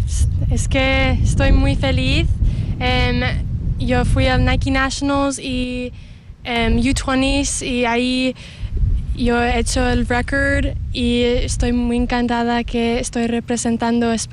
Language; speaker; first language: Spanish; early bilingual, heritage; English